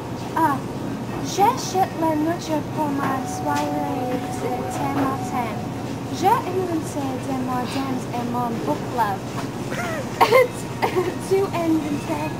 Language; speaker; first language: French; non-native, learner; English